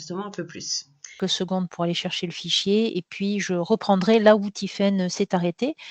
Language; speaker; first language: French; native; French